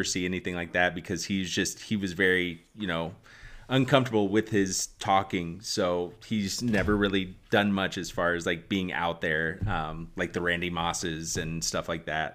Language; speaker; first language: English; native; English